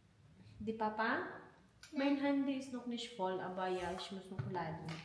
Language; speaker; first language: German; non-native, learner; Filipino